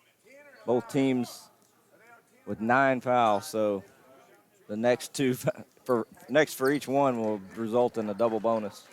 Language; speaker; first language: English; native; English